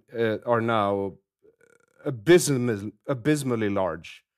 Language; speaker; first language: English; non-native, fluent; Swedish